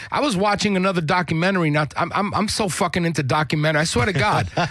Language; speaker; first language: English; early bilingual, other home language; Spanish